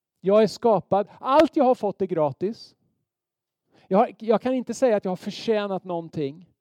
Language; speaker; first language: Swedish; native; Swedish